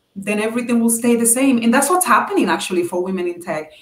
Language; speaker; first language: English; non-native, fluent; Spanish